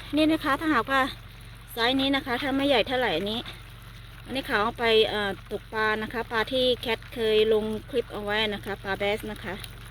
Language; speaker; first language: Thai; native; Thai